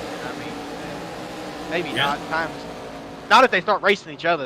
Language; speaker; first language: English; native; English